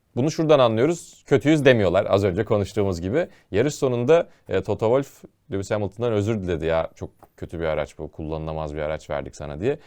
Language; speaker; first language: Turkish; native; Turkish